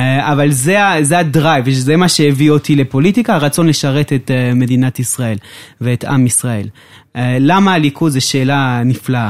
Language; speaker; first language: Hebrew; non-native, fluent; French